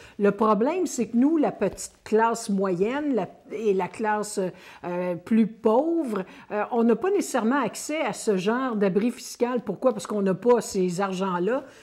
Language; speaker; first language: French; native; French